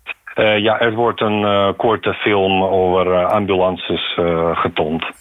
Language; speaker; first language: Dutch; non-native, fluent; Ukrainian